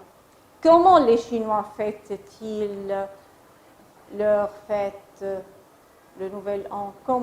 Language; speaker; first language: French; non-native, fluent; Arabic